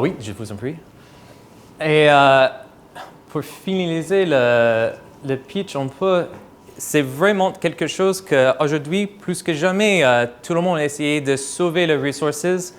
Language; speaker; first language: French; non-native, fluent; English